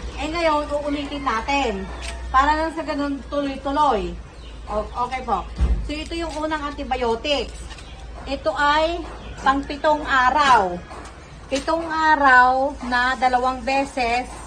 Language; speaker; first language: Filipino; native; Filipino